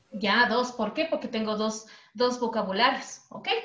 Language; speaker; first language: Spanish; native; Spanish